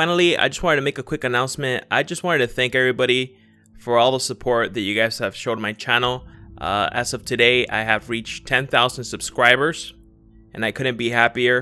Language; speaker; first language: English; native; English